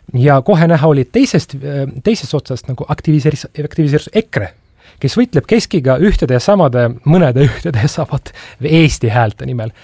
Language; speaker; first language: Estonian; non-native, local second language; Russian